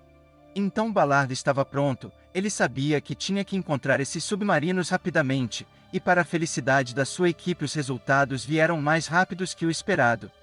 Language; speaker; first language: Portuguese; native; Portuguese